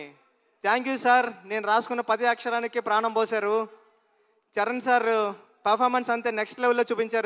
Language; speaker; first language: Telugu; native; Telugu